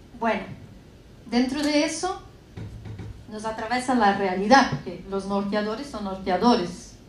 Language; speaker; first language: Spanish; non-native, fluent; Portuguese